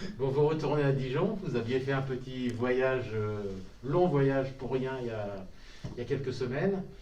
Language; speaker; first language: French; native; French